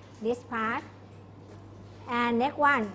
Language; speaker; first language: English; non-native, local second language; Thai